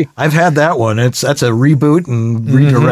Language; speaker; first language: English; native; English